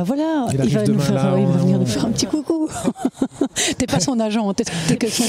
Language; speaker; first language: French; native; French